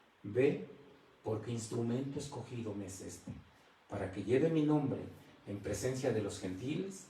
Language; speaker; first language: Spanish; native; Spanish